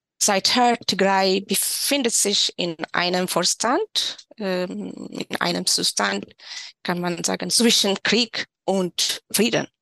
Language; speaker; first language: German; non-native, learner; Tigrinya